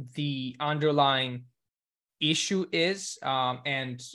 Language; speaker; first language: English; non-native, fluent; Greek